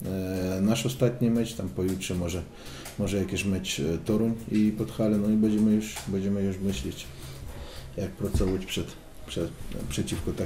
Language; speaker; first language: Polish; non-native, fluent; Russian